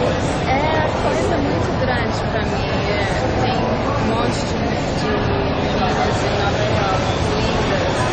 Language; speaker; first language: Portuguese; non-native, learner; English